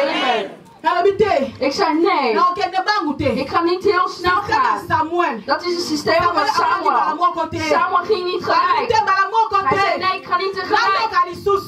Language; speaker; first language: Dutch; non-native, fluent; Lingala